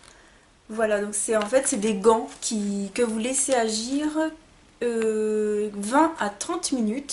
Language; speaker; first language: French; native; French